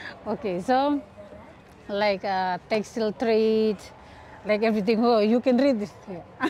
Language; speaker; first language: English; non-native, learner; Indonesian